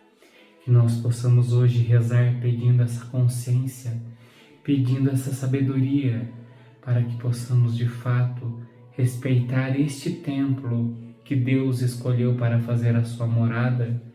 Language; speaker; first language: Portuguese; native; Portuguese